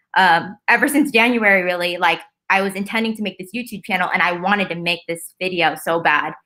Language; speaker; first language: English; native; English